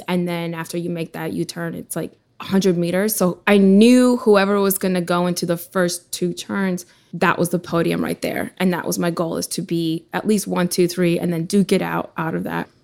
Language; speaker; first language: English; early bilingual, other home language; Russian